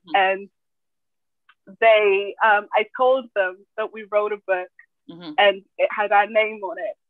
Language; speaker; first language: English; early bilingual, other home language; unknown